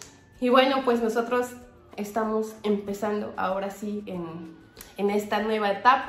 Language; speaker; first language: Spanish; native; Spanish